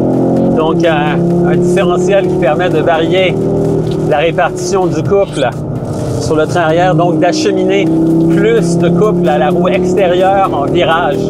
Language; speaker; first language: French; native; French